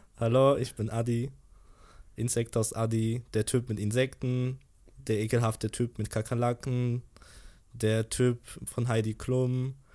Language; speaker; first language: German; early bilingual, other home language; Polish